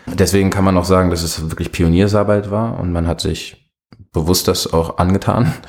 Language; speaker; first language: German; early bilingual, other home language; Arabic